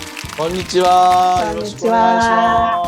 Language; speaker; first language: Japanese; native; Japanese